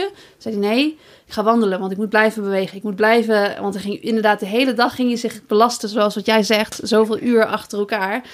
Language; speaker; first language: Dutch; native; Dutch